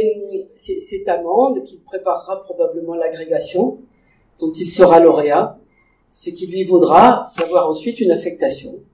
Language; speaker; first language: French; native; French